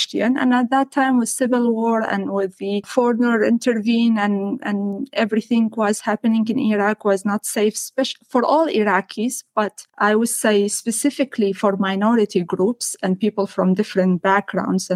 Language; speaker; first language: English; non-native, fluent; Arabic